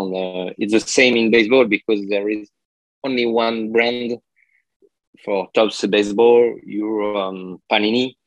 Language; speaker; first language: English; non-native, learner; French